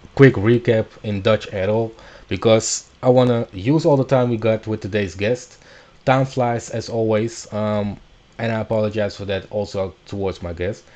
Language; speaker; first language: English; non-native, fluent; Dutch